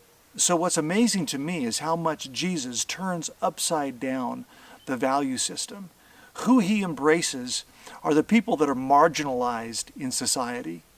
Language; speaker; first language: English; native; English